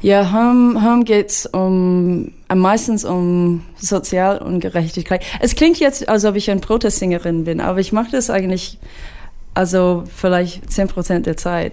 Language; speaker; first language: German; non-native, fluent; English